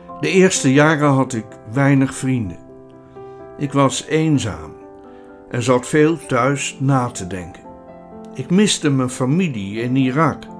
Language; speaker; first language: Dutch; non-native, fluent; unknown